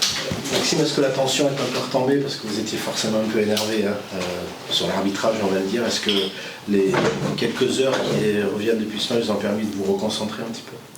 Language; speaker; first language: French; native; French